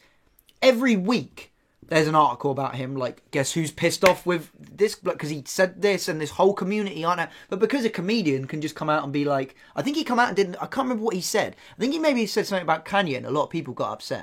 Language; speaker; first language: English; native; English